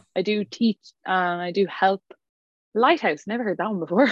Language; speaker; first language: English; native; English